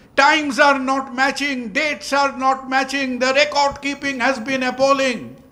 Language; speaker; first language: English; non-native, local second language; Bangla